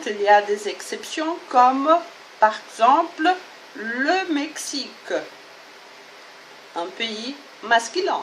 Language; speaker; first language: French; non-native, fluent; Portuguese